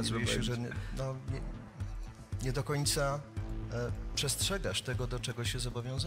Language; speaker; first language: Polish; native; Polish